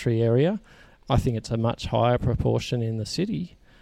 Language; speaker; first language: English; native; English